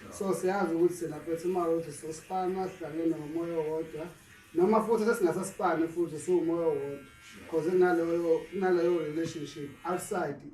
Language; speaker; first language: Zulu; native; Zulu